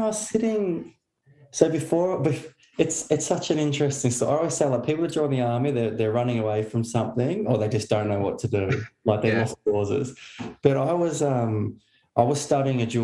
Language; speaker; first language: English; native; English